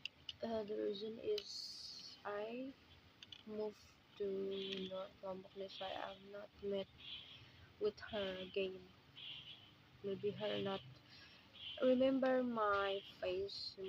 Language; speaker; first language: English; non-native, learner; Indonesian